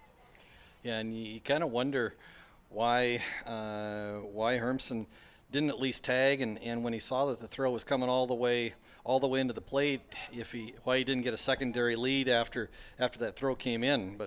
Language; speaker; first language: English; native; English